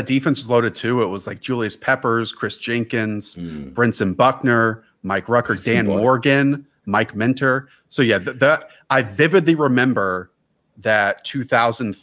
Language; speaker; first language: English; native; English